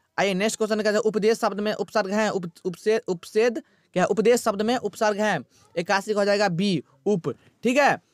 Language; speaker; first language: Hindi; native; Hindi